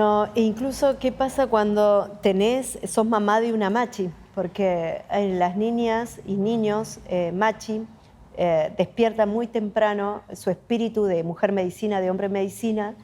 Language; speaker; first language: Spanish; native; Spanish